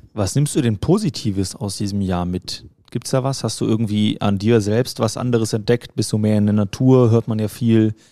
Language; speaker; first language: German; native; German